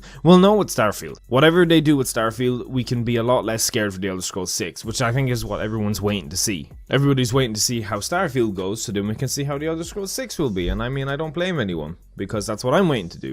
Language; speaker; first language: English; native; English